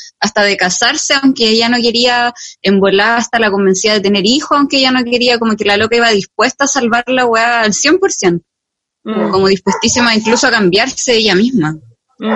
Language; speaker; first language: Spanish; native; Spanish